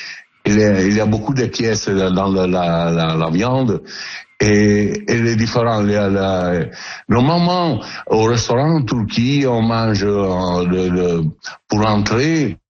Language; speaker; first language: French; non-native, learner; Italian